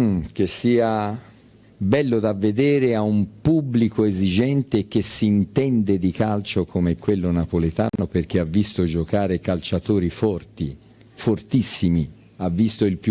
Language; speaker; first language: Italian; native; Italian